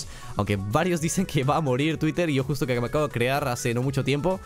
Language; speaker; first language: Spanish; native; Spanish